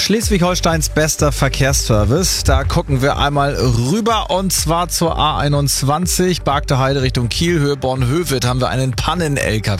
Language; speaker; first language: German; native; German